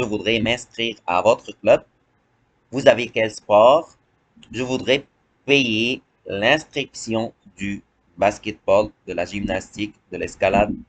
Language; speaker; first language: French; non-native, fluent; Arabic